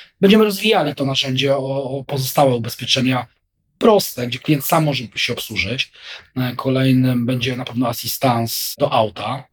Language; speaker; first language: Polish; native; Polish